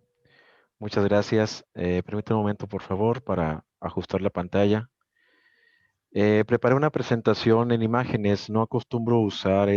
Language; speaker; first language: Spanish; native; Spanish